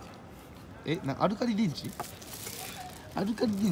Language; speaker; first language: Japanese; native; Japanese